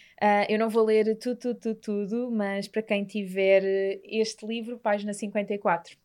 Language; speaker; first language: Portuguese; native; Portuguese